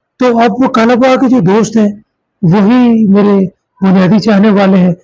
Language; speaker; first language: Urdu; non-native, local second language; Saraiki